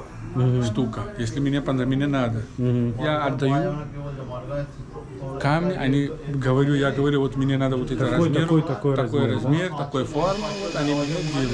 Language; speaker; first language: Russian; non-native, learner; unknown